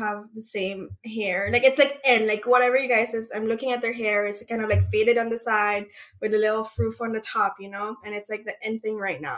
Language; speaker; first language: English; non-native, local second language; Aklanon